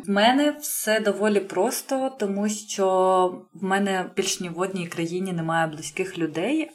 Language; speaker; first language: Ukrainian; native; Ukrainian